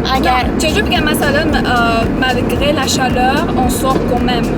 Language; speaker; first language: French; non-native, fluent; Chinese